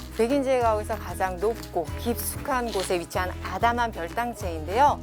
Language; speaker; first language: Korean; native; Korean